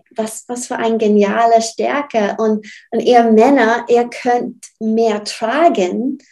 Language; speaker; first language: German; non-native, fluent; English